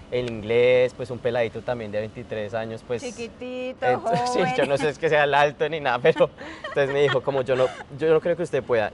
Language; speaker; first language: Spanish; native; Spanish